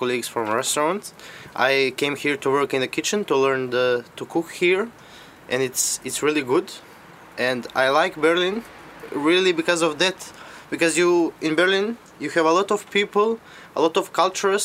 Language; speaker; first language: English; non-native, fluent; Serbian